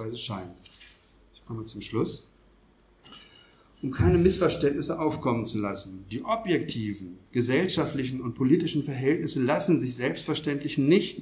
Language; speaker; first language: German; native; German